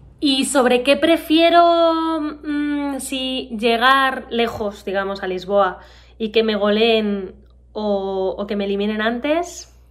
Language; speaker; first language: Spanish; native; Spanish